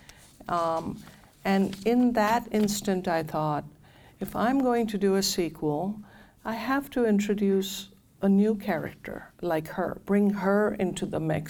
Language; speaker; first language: English; non-native, local second language; Gujarati